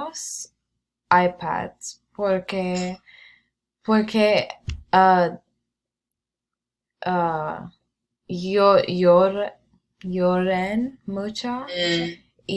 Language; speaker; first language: Spanish; non-native, learner; English